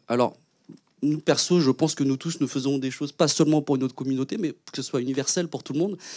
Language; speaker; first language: French; early bilingual, other home language; Vietnamese